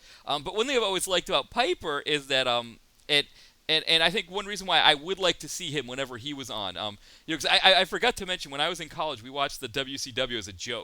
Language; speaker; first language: English; native; English